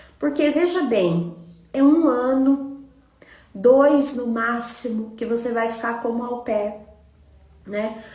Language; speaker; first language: Portuguese; native; Portuguese